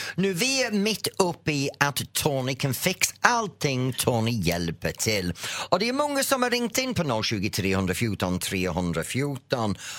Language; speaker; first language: Swedish; non-native, fluent; English